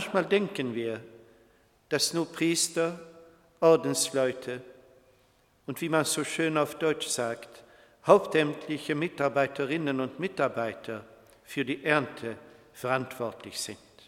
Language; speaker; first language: German; non-native, fluent; Swedish